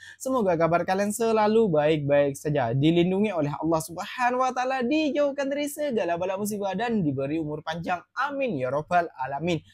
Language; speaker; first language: Indonesian; native; Indonesian